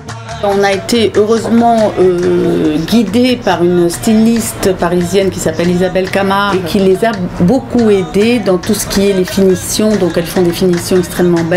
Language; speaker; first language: French; native; French